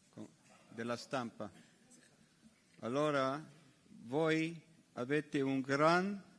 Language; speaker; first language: Italian; non-native, fluent; Hebrew